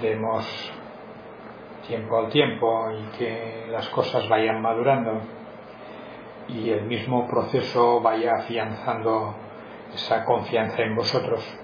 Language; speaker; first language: Spanish; native; Spanish